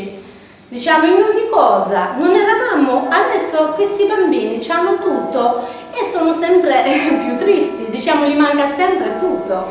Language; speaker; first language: Italian; non-native, fluent; Albanian